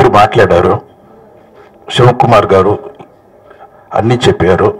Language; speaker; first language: Telugu; non-native, local second language; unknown